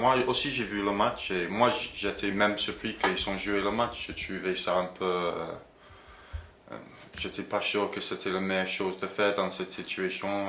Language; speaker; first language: French; non-native, fluent; English